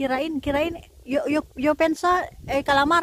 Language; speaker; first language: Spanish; non-native, learner; Indonesian